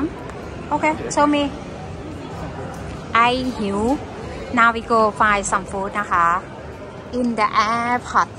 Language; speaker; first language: English; non-native, learner; Thai